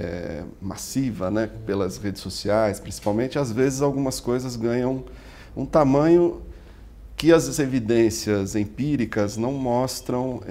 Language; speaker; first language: Portuguese; native; Portuguese